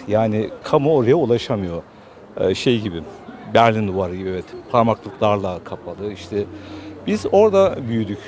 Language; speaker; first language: Turkish; native; Turkish